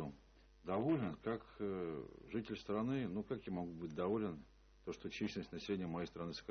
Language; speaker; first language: Russian; native; Russian